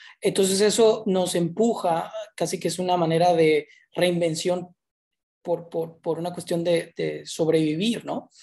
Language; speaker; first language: Spanish; native; Spanish